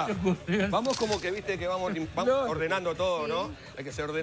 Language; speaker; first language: Spanish; native; Spanish